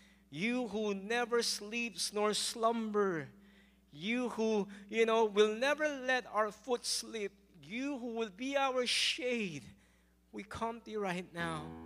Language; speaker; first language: English; non-native, local second language; Min Nan Chinese